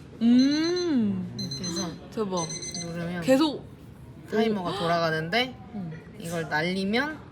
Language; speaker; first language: Korean; native; Korean